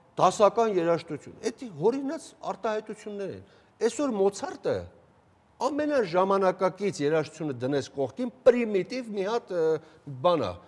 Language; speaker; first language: Armenian; native; Armenian